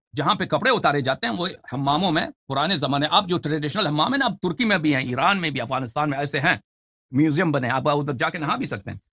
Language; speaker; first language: Urdu; non-native, fluent; Persian